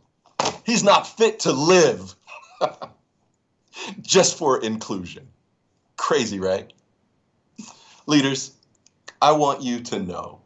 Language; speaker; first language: English; native; English